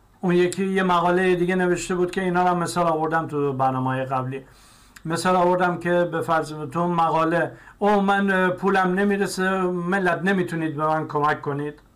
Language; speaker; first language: Persian; native; Persian